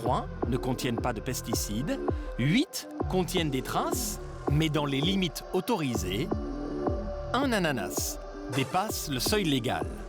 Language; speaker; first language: French; native; French